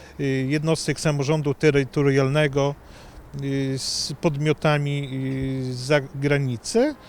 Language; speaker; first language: Polish; native; Polish